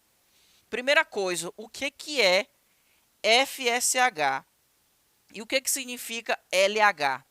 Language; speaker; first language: Portuguese; native; Portuguese